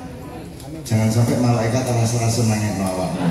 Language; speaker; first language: Indonesian; native; Indonesian